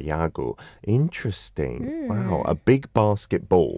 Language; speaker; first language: English; native; English